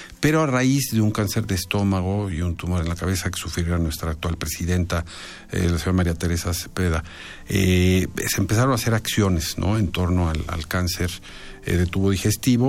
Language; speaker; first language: Spanish; native; Spanish